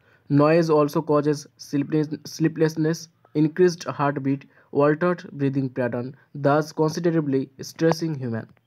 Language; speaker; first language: English; non-native, local second language; Bangla